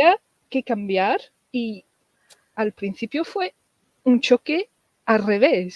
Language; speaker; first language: Spanish; non-native, fluent; English